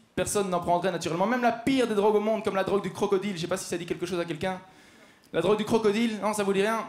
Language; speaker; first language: French; native; French